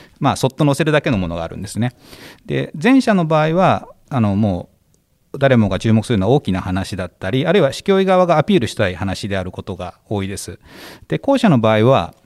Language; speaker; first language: Japanese; native; Japanese